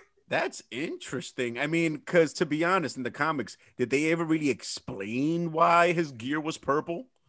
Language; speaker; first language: English; early bilingual, other home language; Spanish